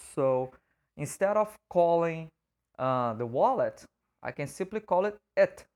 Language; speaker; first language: English; non-native, fluent; Portuguese